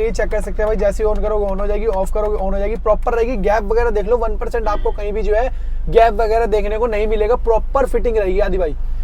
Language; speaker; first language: Hindi; native; Hindi